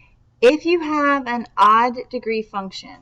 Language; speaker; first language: English; native; English